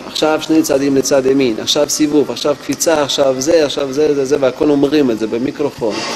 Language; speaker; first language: Hebrew; non-native, fluent; Russian